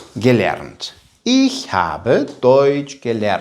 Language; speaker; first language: German; non-native, fluent; Ukrainian